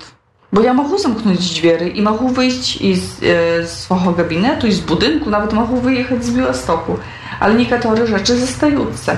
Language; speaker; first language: Polish; non-native, local second language; Ukrainian